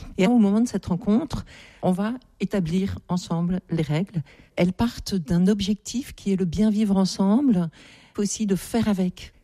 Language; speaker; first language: French; native; French